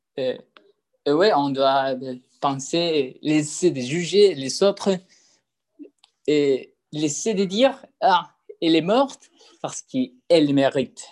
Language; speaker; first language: French; non-native, learner; Spanish